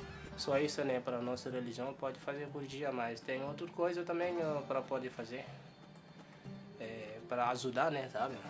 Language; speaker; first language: Portuguese; non-native, learner; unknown